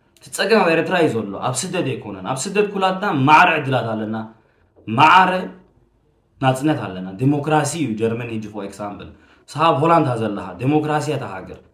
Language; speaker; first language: Tigrinya; early bilingual, heritage; Tigrinya